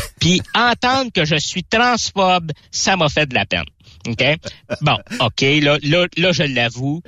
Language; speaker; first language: French; native; French